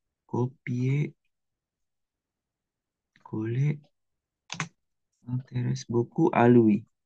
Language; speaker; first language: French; non-native, fluent; Indonesian